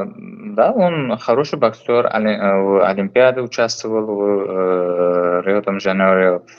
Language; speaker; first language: Russian; non-native, learner; Uzbek